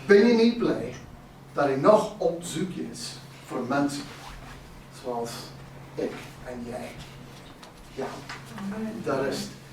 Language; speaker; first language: Dutch; non-native, fluent; English